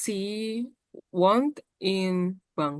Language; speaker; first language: German; non-native, learner; Indonesian